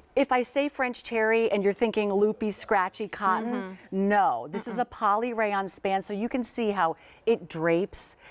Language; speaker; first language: English; native; English